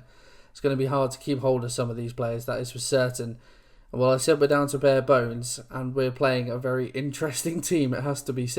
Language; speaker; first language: English; native; English